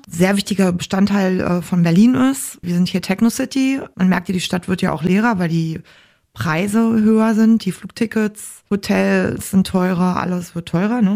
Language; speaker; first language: German; native; German